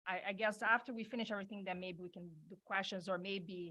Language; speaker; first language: English; non-native, fluent; Portuguese